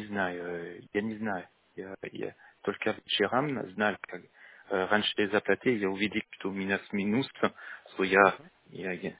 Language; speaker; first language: Russian; non-native, learner; French